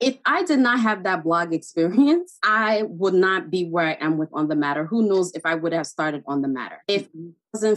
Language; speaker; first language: English; non-native, local second language; Igbo